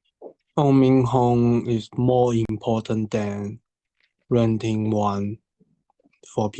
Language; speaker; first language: English; non-native, learner; Chinese